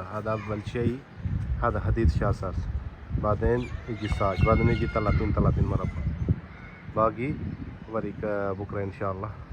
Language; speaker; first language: Arabic; non-native, learner; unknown